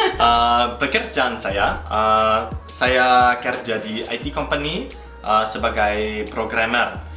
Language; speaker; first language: Indonesian; non-native, learner; German